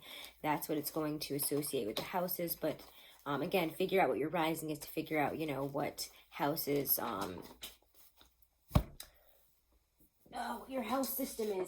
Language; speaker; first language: English; native; English